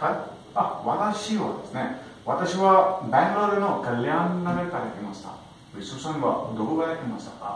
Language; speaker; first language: Japanese; non-native, fluent; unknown